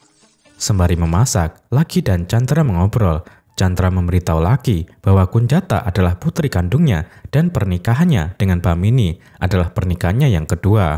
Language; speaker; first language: Indonesian; native; Indonesian